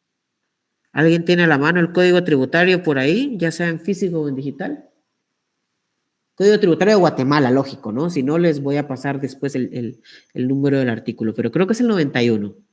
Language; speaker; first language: Spanish; native; Spanish